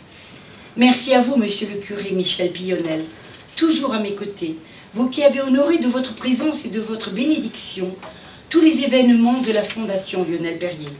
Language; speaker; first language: French; native; French